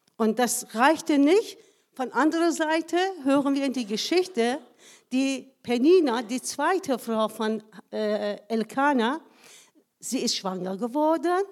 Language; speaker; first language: German; non-native, fluent; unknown